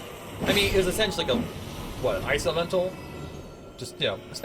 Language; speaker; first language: English; native; English